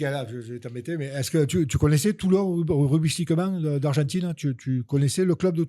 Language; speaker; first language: French; native; French